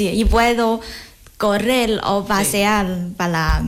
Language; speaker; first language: Spanish; non-native, learner; Chinese